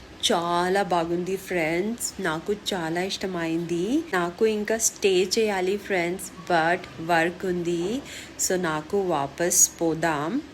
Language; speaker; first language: Telugu; non-native, learner; Kannada